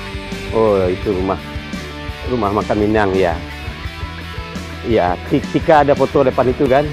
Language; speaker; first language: Indonesian; non-native, local second language; Minangkabau